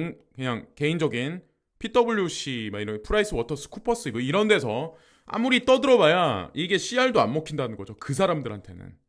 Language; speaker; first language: Korean; native; Korean